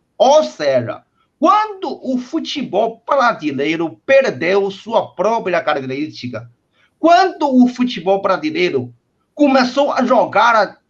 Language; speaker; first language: Portuguese; non-native, fluent; Chinese